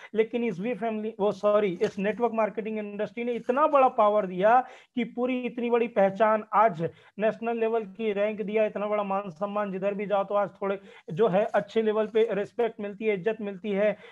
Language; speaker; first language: Hindi; native; Hindi